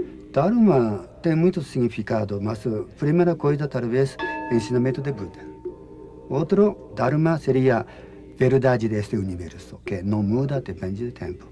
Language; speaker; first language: Portuguese; non-native, learner; Japanese